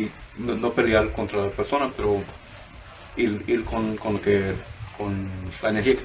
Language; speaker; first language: Spanish; early bilingual, heritage; Spanish